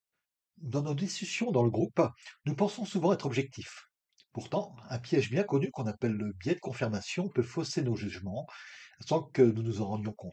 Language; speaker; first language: French; native; French